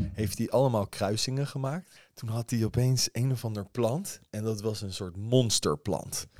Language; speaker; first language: Dutch; early bilingual, other home language; Persian